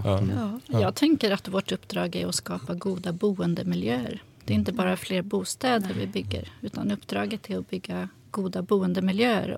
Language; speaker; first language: Swedish; native; Swedish